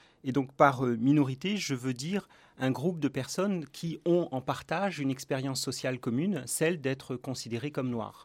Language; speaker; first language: French; native; French